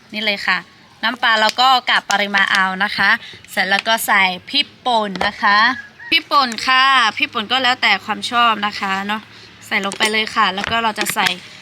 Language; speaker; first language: Thai; non-native, local second language; Lahu